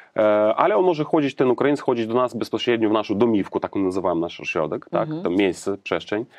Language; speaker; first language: Polish; non-native, learner; Ukrainian